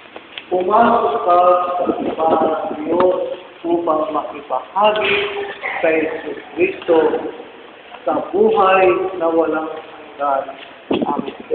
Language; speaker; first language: Filipino; native; Filipino